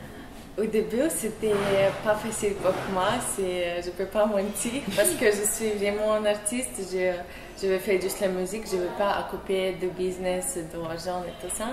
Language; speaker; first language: French; non-native, learner; Russian